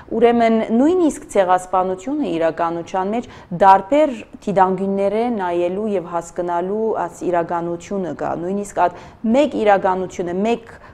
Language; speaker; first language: Armenian; early bilingual, heritage; Armenian